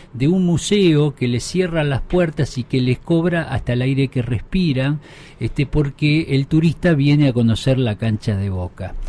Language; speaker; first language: Spanish; native; Spanish